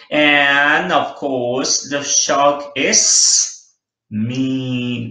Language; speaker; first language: English; non-native, fluent; Portuguese